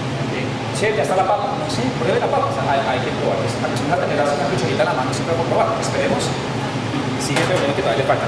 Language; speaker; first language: Spanish; native; Spanish